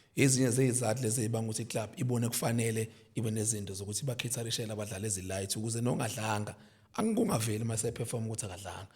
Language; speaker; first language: Zulu; native; Zulu